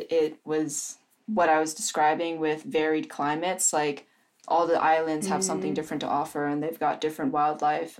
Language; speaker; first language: English; native; English